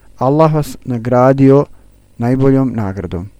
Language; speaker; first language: Bosnian; native; Bosnian